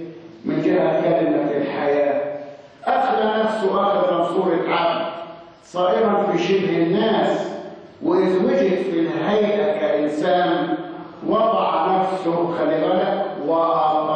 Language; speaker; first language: Arabic; native; Arabic